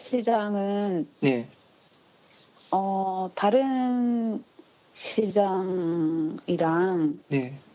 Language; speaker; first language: Korean; non-native, learner; Japanese